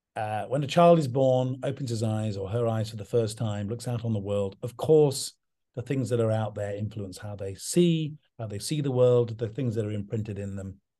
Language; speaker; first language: English; native; English